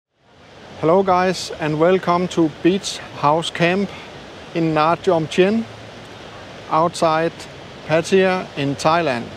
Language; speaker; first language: English; non-native, learner; Swedish